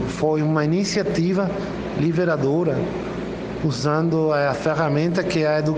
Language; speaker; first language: Portuguese; non-native, fluent; Spanish